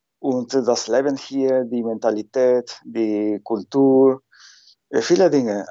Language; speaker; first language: German; non-native, fluent; Spanish